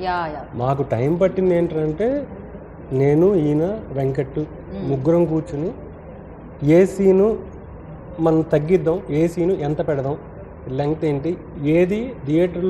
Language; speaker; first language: Telugu; native; Telugu